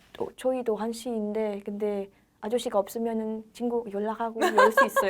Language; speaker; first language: Korean; non-native, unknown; Indonesian